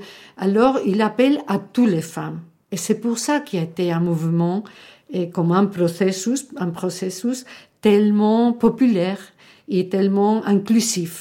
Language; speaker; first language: French; non-native, fluent; Spanish